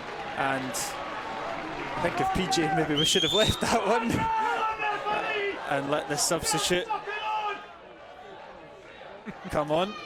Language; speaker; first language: English; native; English